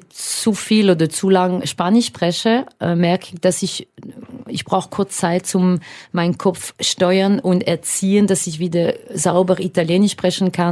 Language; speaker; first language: German; non-native, fluent; French